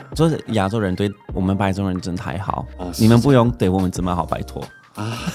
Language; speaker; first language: Chinese; non-native, fluent; English